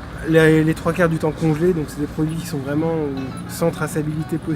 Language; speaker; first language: French; native; French